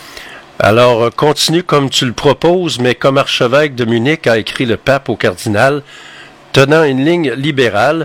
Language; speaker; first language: French; native; French